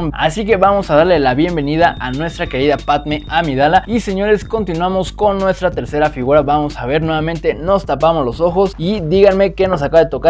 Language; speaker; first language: Spanish; native; Spanish